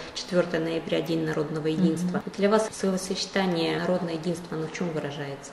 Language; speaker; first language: Russian; native; Russian